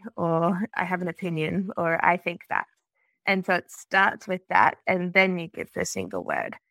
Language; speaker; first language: English; native; English